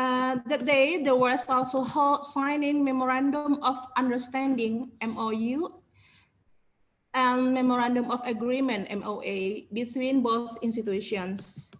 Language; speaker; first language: English; non-native, learner; Indonesian